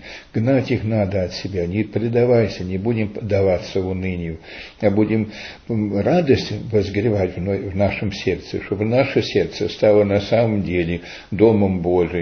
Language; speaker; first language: Russian; early bilingual, heritage; Russian